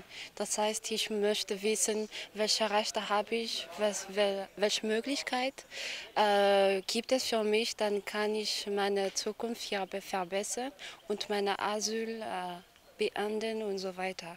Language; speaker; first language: German; non-native, learner; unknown